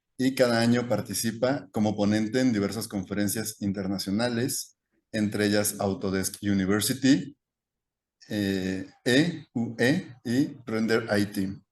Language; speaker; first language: Spanish; native; Spanish